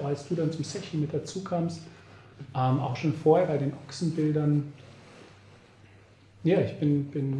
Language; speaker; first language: German; native; German